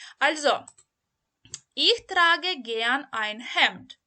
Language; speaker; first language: German; non-native, learner; Ukrainian